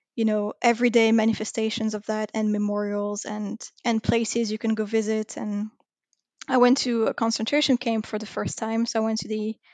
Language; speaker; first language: English; non-native, fluent; French